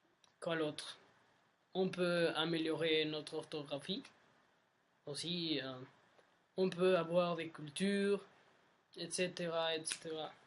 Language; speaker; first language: French; non-native, learner; Spanish